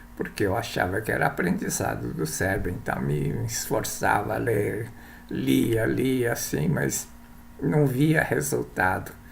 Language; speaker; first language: Portuguese; early bilingual, other home language; Japanese